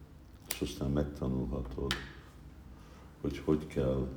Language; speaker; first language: Hungarian; early bilingual, heritage; Hungarian